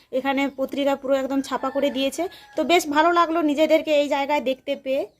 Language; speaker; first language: Bangla; non-native, local second language; Santali